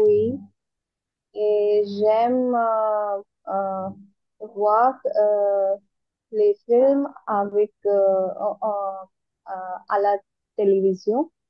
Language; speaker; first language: French; non-native, learner; Hindi